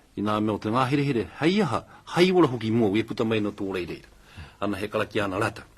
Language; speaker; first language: Māori; native; Māori